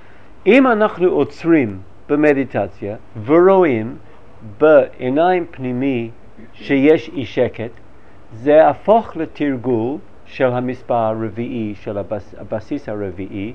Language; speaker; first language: Hebrew; non-native, fluent; English